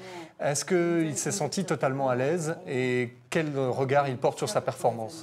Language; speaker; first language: French; native; French